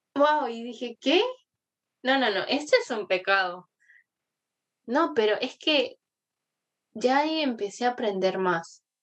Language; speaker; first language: Spanish; early bilingual, other home language; Korean